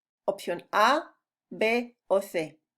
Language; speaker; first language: Spanish; non-native, fluent; English